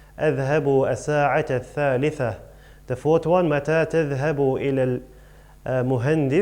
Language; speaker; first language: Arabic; non-native, fluent; English